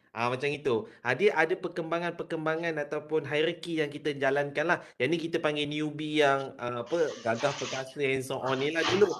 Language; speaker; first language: Malay; native; Malay